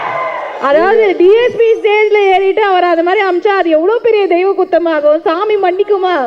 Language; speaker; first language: Tamil; native; Tamil